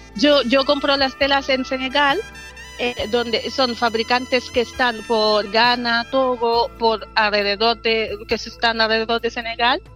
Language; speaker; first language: Spanish; non-native, fluent; Wolof